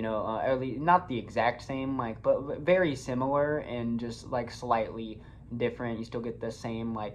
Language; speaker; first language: English; native; English